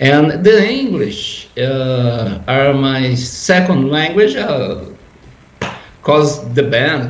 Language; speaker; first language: English; non-native, learner; Portuguese